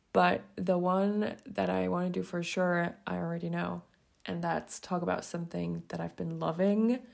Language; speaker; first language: English; non-native, fluent; Swiss German